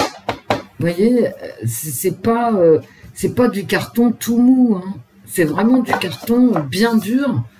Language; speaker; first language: French; native; French